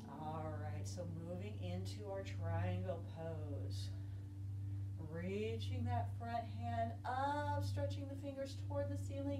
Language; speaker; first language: English; native; English